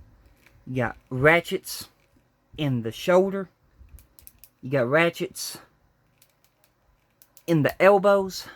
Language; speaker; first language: English; native; English